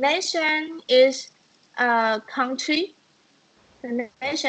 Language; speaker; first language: English; non-native, learner; Chinese